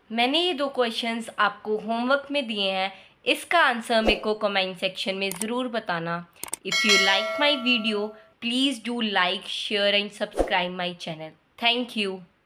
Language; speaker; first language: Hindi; non-native, local second language; Punjabi